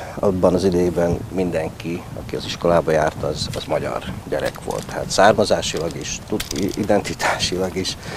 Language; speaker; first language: Hungarian; native; Hungarian